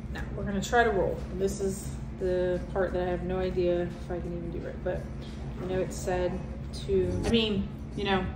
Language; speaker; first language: English; native; English